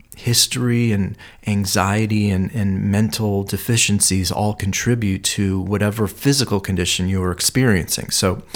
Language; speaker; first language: English; native; English